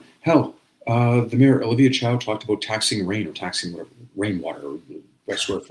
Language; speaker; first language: English; native; English